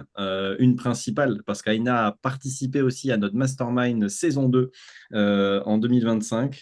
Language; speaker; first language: French; native; French